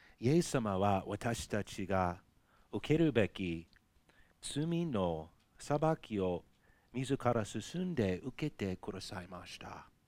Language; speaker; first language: Japanese; non-native, fluent; English